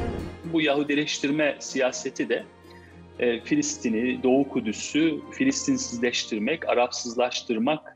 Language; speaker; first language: Turkish; native; Turkish